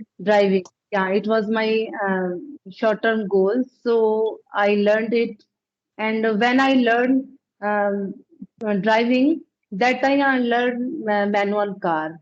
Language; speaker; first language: English; non-native, learner; Punjabi